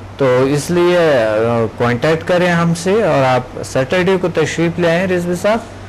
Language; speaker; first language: Urdu; non-native, local second language; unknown